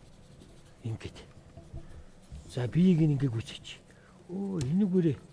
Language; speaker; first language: Mongolian; native; Mongolian